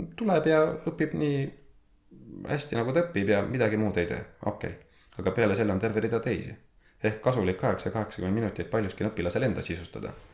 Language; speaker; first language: Estonian; native; Estonian